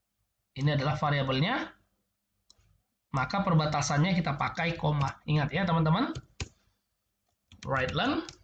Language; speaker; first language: Indonesian; native; Indonesian